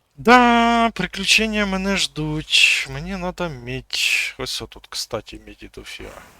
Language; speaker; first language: Ukrainian; non-native, local second language; Russian